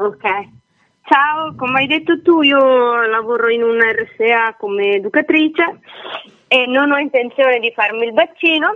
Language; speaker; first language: Italian; native; Italian